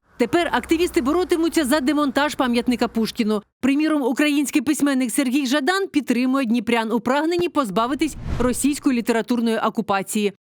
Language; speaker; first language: Ukrainian; native; Ukrainian